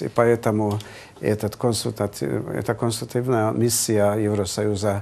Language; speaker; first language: Russian; non-native, fluent; Hungarian